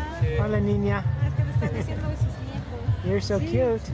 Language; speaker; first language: Spanish; non-native, learner; English